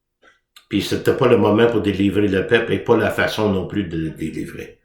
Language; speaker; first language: French; native; French